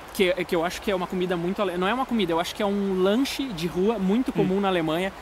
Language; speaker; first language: Portuguese; native; Portuguese